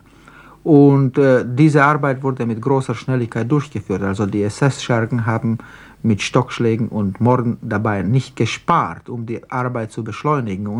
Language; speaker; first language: German; non-native, fluent; Slovak